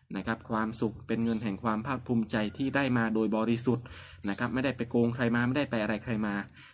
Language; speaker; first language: Thai; non-native, local second language; Northern Khmer